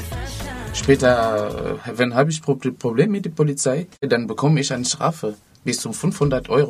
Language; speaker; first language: German; non-native, learner; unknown